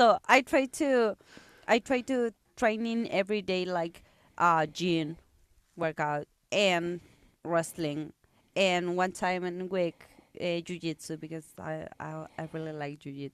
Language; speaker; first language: English; non-native, learner; Spanish